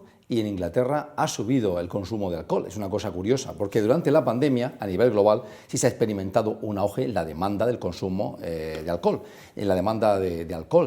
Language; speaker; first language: Spanish; native; Spanish